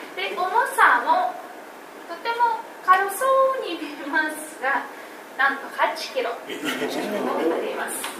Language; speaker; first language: Japanese; non-native, fluent; Ukrainian